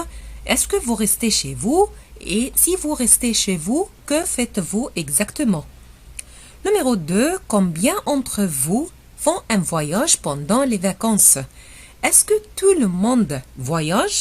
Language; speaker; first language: French; non-native, fluent; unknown